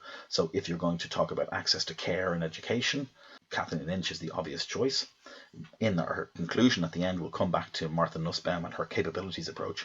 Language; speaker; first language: English; native; English